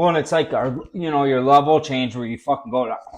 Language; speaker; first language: English; native; English